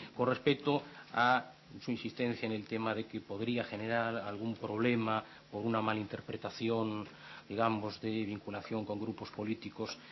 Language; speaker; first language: Spanish; non-native, local second language; Galician